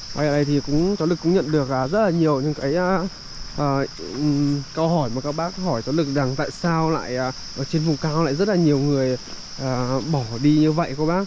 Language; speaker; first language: Vietnamese; native; Vietnamese